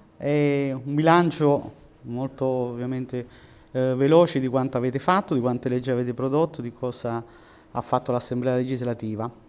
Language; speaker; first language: Italian; native; Italian